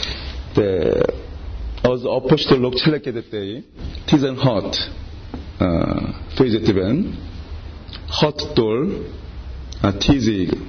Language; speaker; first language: Hungarian; non-native, learner; Korean